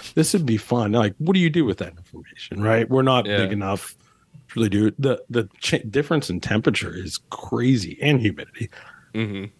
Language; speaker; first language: English; native; English